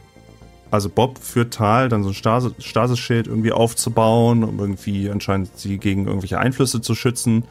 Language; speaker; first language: German; native; German